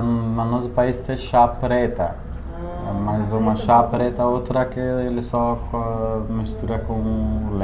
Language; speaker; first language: Portuguese; non-native, learner; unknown